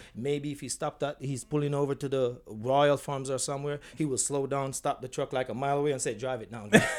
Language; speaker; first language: English; non-native, local second language; Jamaican Creole English